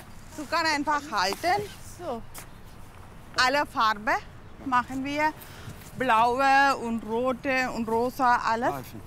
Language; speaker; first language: German; non-native, learner; Tamil